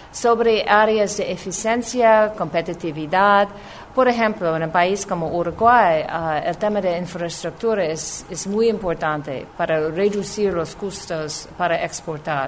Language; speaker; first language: Spanish; non-native, fluent; English